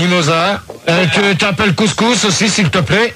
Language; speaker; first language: French; native; French